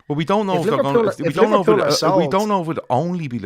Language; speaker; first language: English; native; English